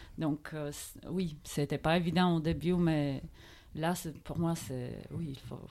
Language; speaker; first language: French; non-native, fluent; Bulgarian